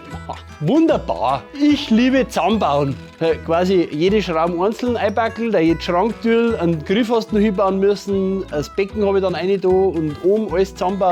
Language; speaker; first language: German; native; German